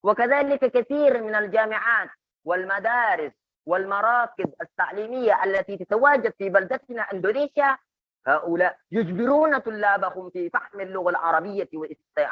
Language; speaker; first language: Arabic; non-native, fluent; Indonesian